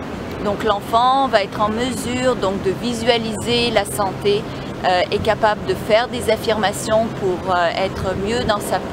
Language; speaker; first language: French; native; French